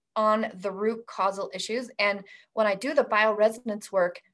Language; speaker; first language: English; native; English